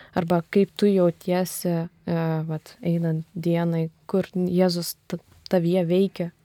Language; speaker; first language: Lithuanian; native; Lithuanian